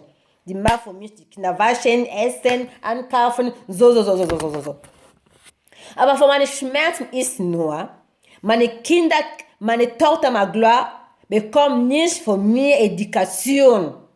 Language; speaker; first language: German; non-native, learner; Lingala